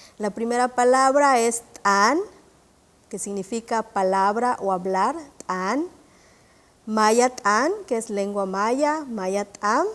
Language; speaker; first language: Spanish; non-native, local second language; Yucateco